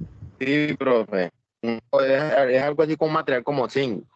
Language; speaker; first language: Spanish; native; Spanish